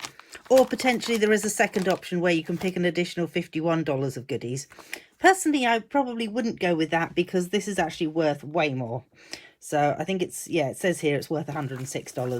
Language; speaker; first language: English; native; English